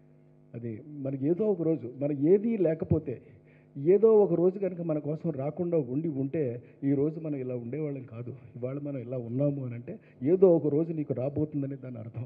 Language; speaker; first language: Telugu; native; Telugu